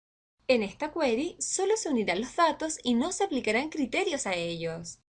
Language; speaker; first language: Spanish; native; Spanish